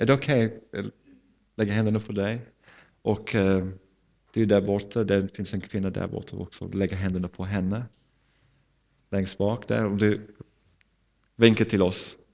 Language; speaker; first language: Swedish; non-native, fluent; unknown